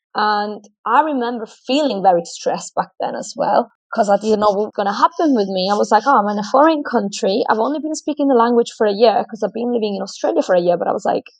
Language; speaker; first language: English; non-native, fluent; Italian